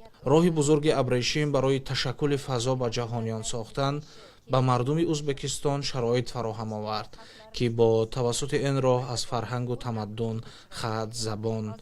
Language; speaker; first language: Persian; non-native, fluent; Kara-Kalpak